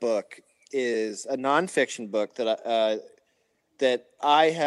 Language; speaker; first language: English; native; English